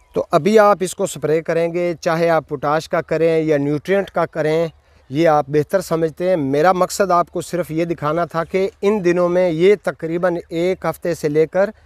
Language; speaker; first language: Urdu; non-native, local second language; Punjabi